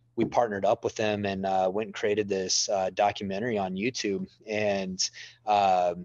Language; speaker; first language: English; native; English